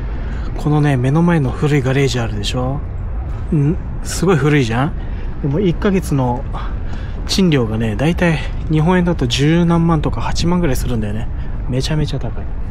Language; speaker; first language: Japanese; native; Japanese